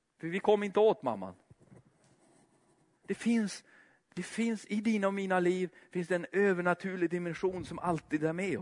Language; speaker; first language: Swedish; native; Swedish